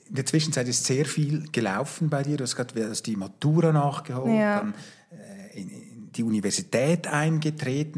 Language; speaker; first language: German; native; German